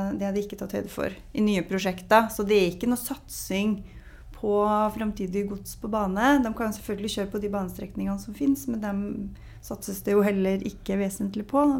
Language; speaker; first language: Norwegian; native; Norwegian